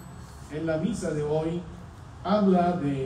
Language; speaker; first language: Spanish; non-native, fluent; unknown